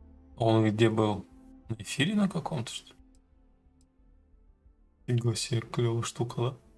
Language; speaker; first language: Russian; native; Russian